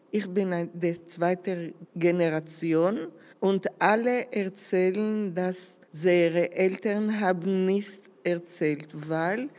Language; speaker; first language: German; non-native, learner; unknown